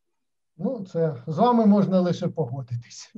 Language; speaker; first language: Ukrainian; native; Ukrainian